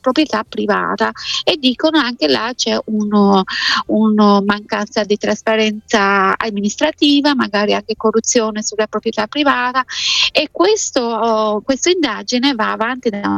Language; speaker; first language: Italian; non-native, fluent; Albanian